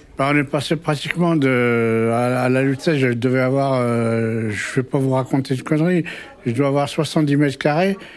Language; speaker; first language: French; early bilingual, other home language; Kabyle